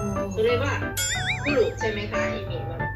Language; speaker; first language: Japanese; non-native, learner; Thai